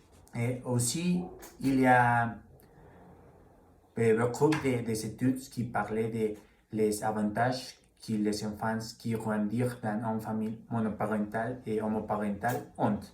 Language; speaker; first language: French; non-native, learner; Spanish